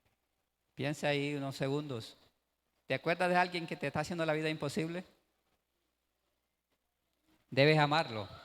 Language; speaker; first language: Spanish; native; Spanish